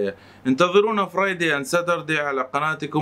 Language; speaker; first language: Arabic; native; Arabic